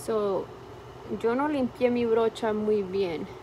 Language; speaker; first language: Spanish; early bilingual, heritage; Spanish